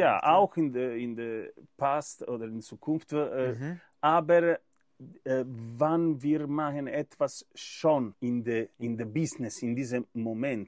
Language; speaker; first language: German; non-native, learner; Italian